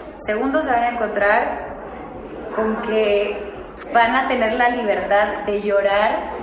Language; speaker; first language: Spanish; native; Spanish